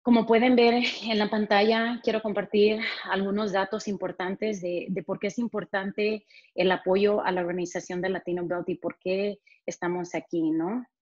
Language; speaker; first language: Spanish; early bilingual, heritage; Spanish